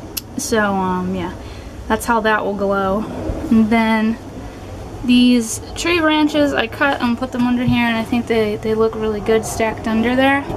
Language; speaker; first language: English; native; English